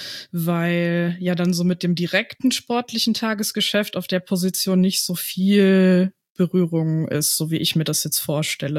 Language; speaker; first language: German; native; German